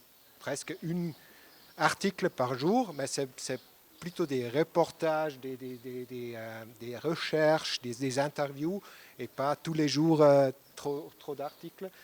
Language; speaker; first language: French; non-native, local second language; German